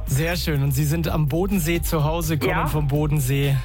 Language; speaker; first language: German; native; German